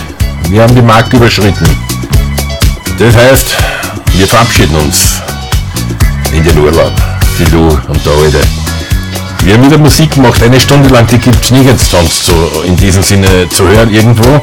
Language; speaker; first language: German; native; German